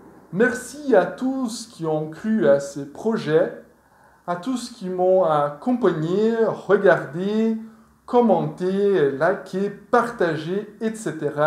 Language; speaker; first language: French; non-native, fluent; Portuguese